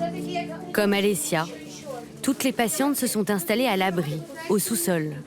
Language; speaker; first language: French; native; French